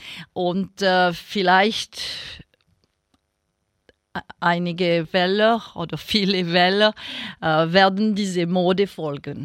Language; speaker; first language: German; non-native, local second language; French